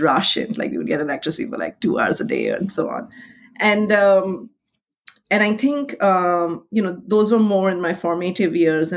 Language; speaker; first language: English; non-native, local second language; Hindi